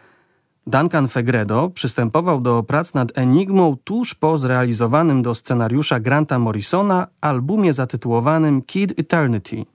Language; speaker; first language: Polish; native; Polish